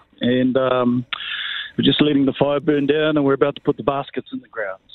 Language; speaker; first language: English; native; English